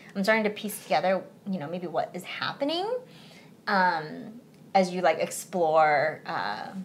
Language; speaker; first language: English; early bilingual, other home language; Chinese